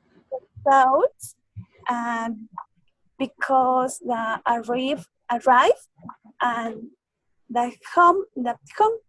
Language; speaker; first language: English; non-native, learner; Spanish